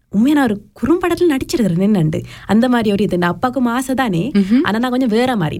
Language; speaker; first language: Tamil; early bilingual, heritage; Tamil